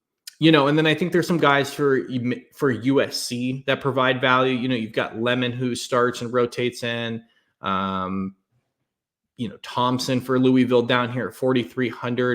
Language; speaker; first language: English; native; English